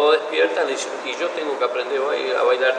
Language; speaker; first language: Spanish; native; Spanish